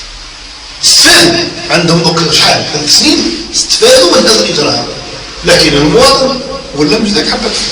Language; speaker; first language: Arabic; native; Arabic